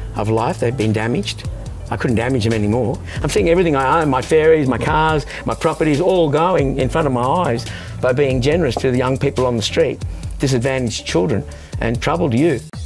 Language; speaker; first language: English; native; English